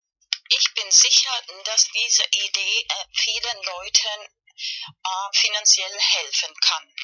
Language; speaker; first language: German; non-native, fluent; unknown